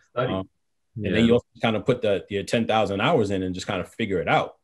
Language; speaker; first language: English; native; English